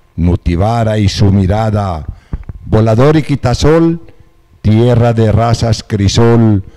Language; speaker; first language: Spanish; native; Spanish